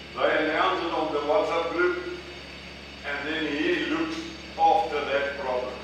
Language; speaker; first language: English; non-native, local second language; Afrikaans